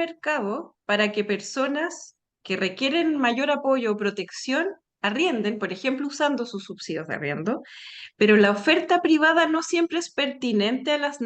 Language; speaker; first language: Spanish; native; Spanish